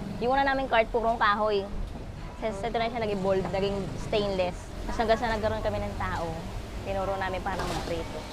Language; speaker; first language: Filipino; native; Filipino